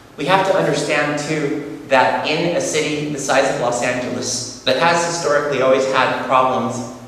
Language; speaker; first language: English; native; English